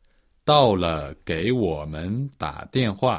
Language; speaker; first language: Chinese; non-native, learner; Portuguese